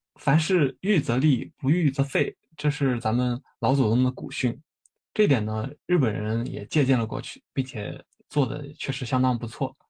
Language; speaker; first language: Chinese; native; Chinese